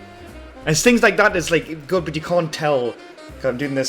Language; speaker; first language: English; native; English